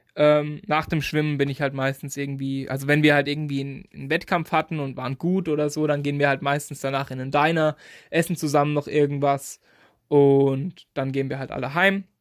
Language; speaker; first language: German; native; German